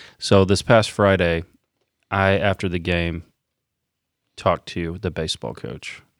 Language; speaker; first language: English; native; English